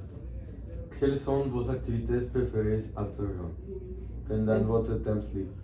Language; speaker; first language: French; non-native, learner; Spanish